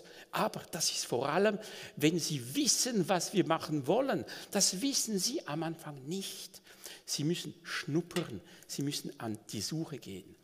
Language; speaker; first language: German; non-native, local second language; French